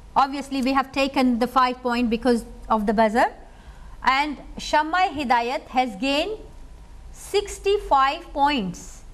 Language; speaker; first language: English; non-native, local second language; Urdu